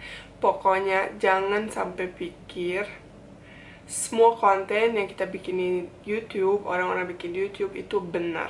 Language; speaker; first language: Indonesian; non-native, fluent; Bosnian